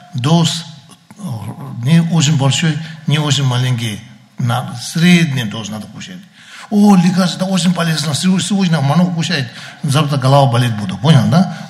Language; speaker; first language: Russian; non-native, learner; Tibetan